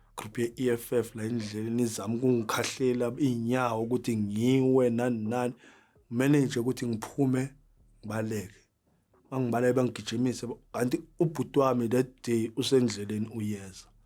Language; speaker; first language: Zulu; native; Zulu